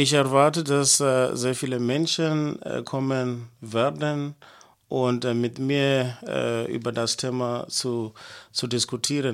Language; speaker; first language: German; non-native, fluent; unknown